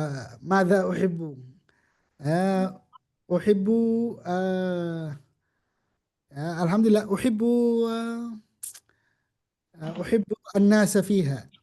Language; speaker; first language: Arabic; non-native, fluent; Indonesian